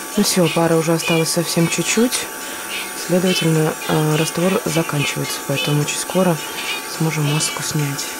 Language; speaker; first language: Russian; non-native, local second language; Latvian